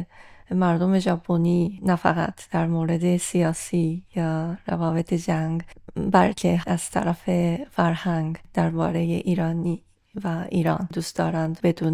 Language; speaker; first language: Persian; non-native, fluent; Japanese